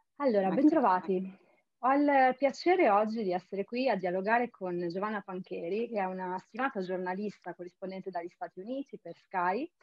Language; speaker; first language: Italian; native; Italian